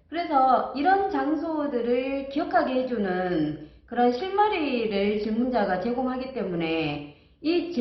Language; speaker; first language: Korean; native; Korean